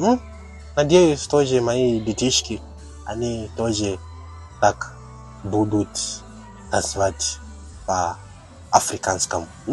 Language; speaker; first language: Russian; non-native, learner; Tatar